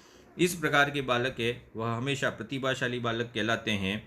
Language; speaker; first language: Hindi; native; Hindi